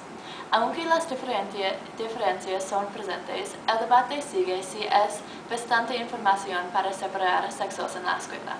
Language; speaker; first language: Spanish; non-native, learner; English